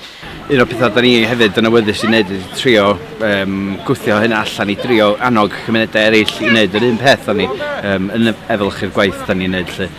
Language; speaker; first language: Welsh; native; Welsh